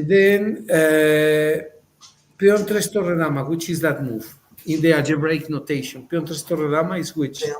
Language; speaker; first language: English; non-native, fluent; Spanish